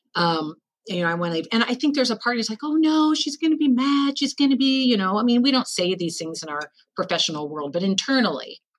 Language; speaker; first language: English; native; English